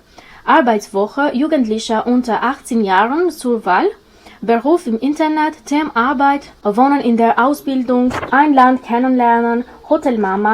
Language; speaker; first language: German; non-native, fluent; Albanian